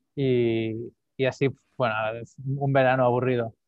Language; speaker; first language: Spanish; native; Spanish